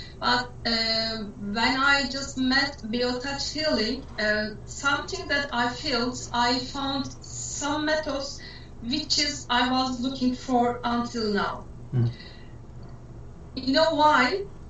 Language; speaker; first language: English; non-native, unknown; Turkish